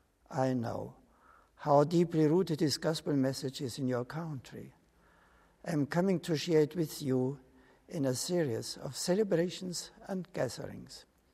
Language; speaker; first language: English; non-native, fluent; German